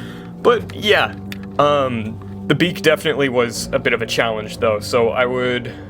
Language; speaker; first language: English; native; English